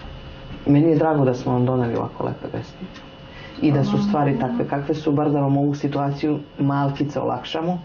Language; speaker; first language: Serbian; native; Serbian